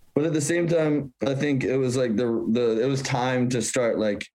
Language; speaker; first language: English; native; English